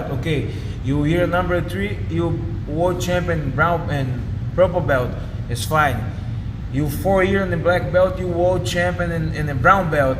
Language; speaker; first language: English; non-native, learner; Portuguese